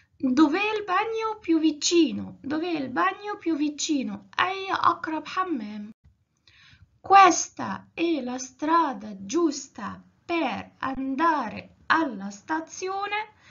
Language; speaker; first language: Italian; non-native, fluent; Arabic